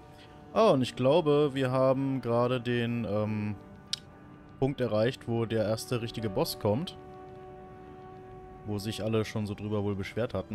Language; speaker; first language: German; native; German